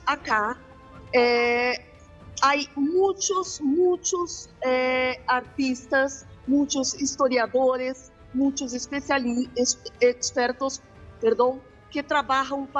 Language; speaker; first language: Spanish; non-native, fluent; Portuguese